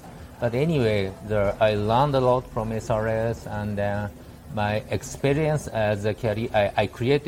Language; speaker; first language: English; non-native, learner; Japanese